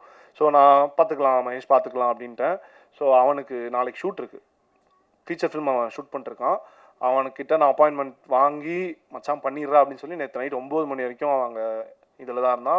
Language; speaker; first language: Tamil; native; Tamil